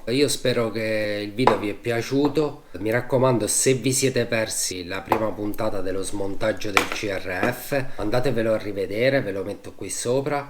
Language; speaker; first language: Italian; native; Italian